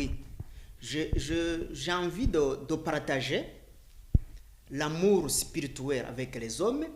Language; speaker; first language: French; non-native, learner; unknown